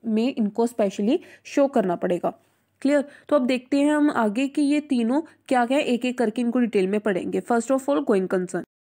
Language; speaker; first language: Hindi; non-native, local second language; Punjabi